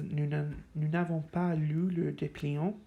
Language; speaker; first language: French; non-native, fluent; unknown